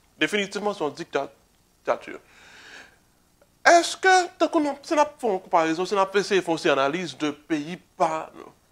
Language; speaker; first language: French; non-native, local second language; Haitian Creole